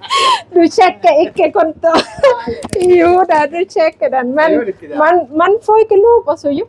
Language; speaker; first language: Norwegian; non-native, learner; Thai